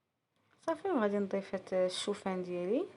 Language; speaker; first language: Arabic; native; Arabic